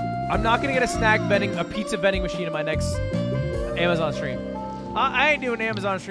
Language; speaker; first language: English; native; English